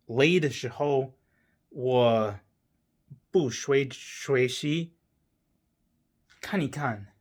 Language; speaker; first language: Chinese; non-native, learner; English